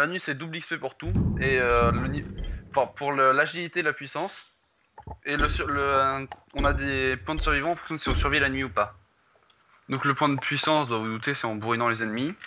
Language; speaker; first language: French; native; French